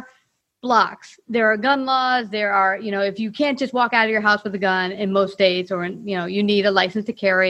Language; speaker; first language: English; native; English